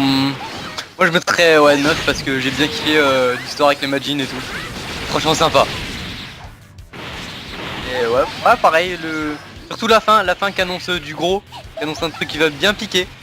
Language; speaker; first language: French; native; French